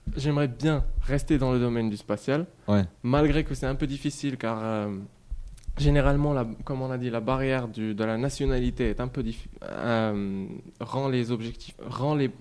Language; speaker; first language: French; non-native, local second language; Arabic